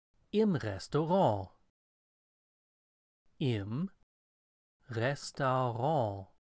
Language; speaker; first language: German; non-native, fluent; English